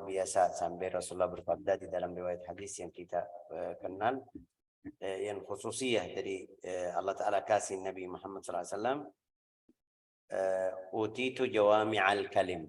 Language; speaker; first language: Indonesian; non-native, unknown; Arabic